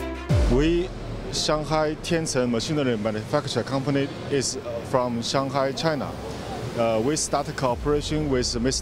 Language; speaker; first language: English; non-native, learner; Chinese